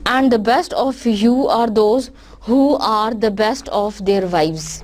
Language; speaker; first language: English; non-native, local second language; Urdu